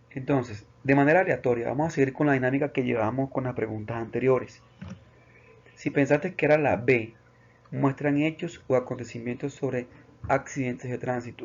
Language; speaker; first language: Spanish; native; Spanish